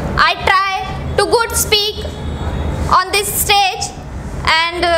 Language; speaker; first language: English; non-native, learner; Hindi